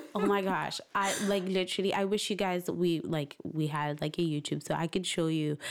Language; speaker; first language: English; non-native, local second language; Shona